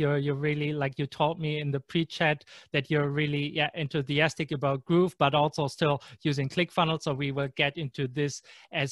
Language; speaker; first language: English; non-native, fluent; German